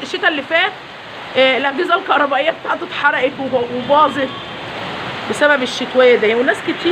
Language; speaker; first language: Arabic; native; Arabic